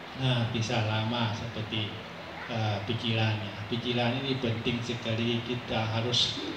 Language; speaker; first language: Indonesian; non-native, fluent; Thai